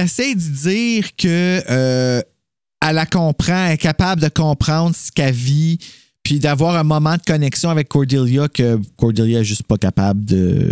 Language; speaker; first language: French; native; French